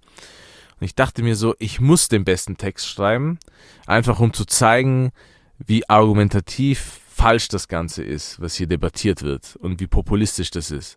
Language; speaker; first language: German; early bilingual, other home language; Persian